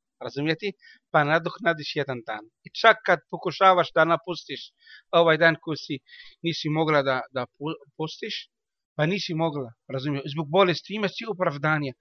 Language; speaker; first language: Bosnian; non-native, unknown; Arabic